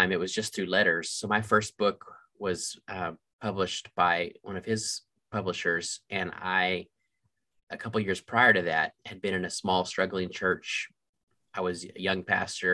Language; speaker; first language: English; native; English